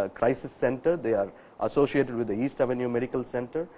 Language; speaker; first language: English; non-native, local second language; Tamil